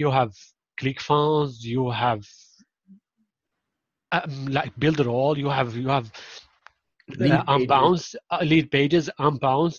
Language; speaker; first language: English; non-native, fluent; Arabic